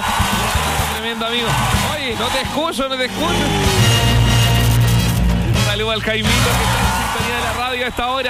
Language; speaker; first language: Spanish; native; Spanish